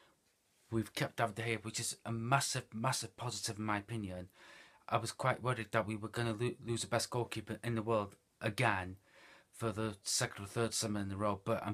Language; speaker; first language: English; native; English